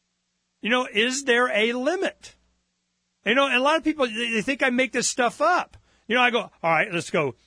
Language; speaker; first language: English; native; English